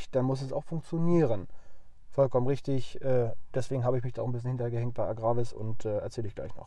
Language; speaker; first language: German; native; German